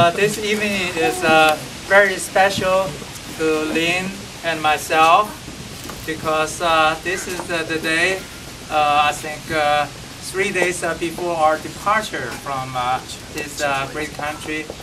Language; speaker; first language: English; non-native, fluent; Chinese